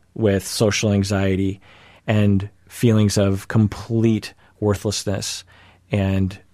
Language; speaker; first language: English; early bilingual, other home language; Japanese